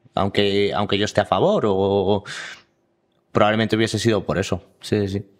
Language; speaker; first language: Spanish; native; Spanish